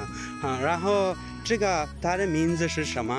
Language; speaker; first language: Chinese; non-native, learner; Pashto